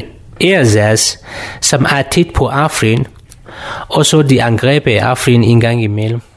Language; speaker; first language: Danish; non-native, learner; Kurdish